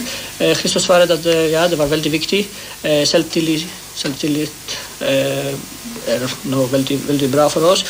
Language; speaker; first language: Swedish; non-native, learner; Greek